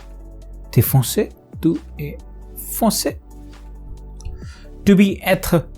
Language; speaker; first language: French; non-native, learner; Hindi